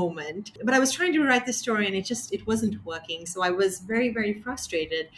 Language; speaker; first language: English; non-native, local second language; Sinhala